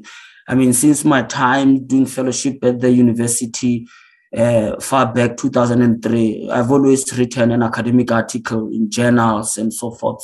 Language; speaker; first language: English; non-native, local second language; Northern Sotho